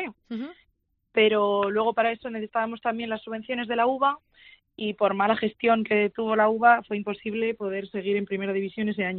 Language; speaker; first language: Spanish; native; Spanish